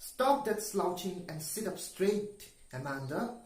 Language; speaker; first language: English; non-native, local second language; Assamese